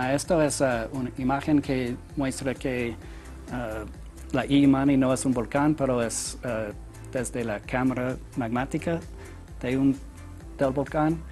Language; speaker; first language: Spanish; non-native, learner; English